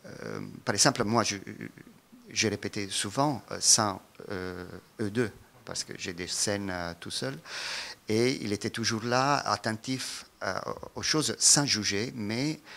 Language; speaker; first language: French; non-native, fluent; Italian